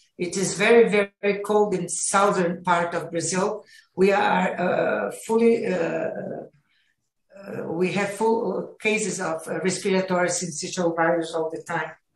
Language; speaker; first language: English; non-native, fluent; Portuguese